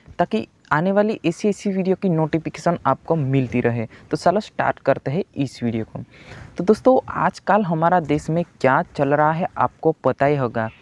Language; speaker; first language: Hindi; non-native, local second language; Gujarati